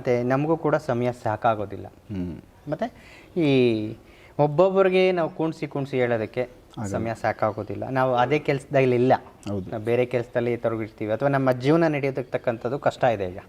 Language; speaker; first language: Kannada; native; Kannada